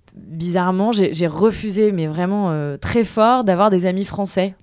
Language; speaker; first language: French; native; French